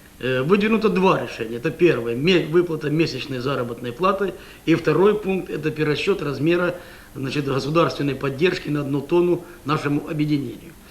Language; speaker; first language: Russian; native; Russian